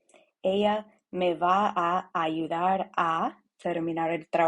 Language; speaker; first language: Spanish; non-native, fluent; English